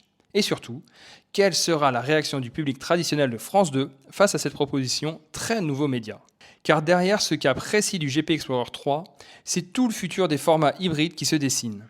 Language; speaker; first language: French; native; French